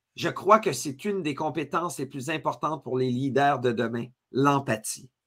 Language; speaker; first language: French; native; French